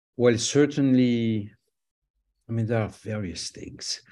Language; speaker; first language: English; non-native, fluent; French